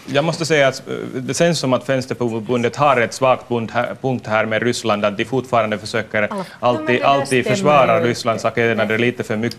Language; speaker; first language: Swedish; non-native, local second language; Finnish